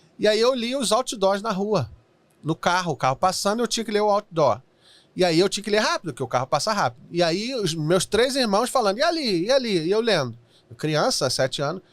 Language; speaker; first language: Portuguese; native; Portuguese